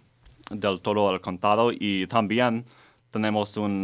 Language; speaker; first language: Spanish; non-native, learner; English